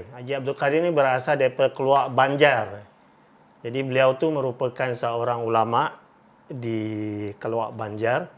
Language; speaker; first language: Malay; native; Malay